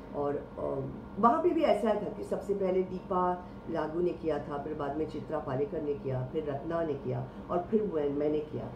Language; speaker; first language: Hindi; non-native, local second language; Marathi